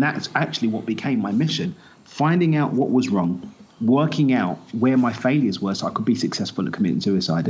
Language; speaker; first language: English; native; English